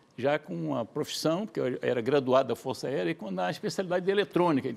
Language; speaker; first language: Portuguese; native; Portuguese